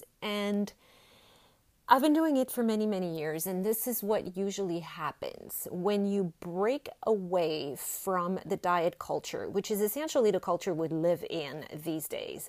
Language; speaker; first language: English; non-native, fluent; French